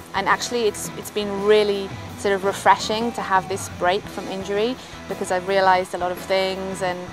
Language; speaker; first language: English; native; English